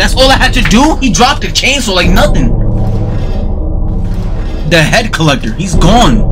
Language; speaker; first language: English; native; English